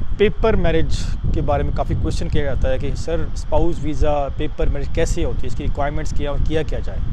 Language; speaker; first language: Urdu; non-native, local second language; Punjabi